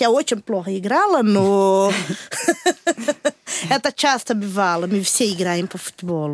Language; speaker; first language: Russian; non-native, learner; Portuguese